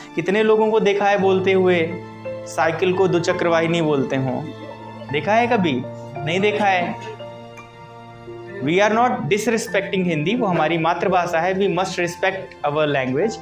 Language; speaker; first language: Hindi; native; Hindi